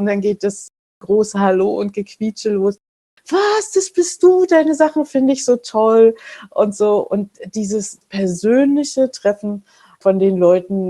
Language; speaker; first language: German; native; German